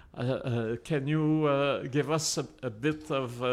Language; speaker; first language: English; non-native, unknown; French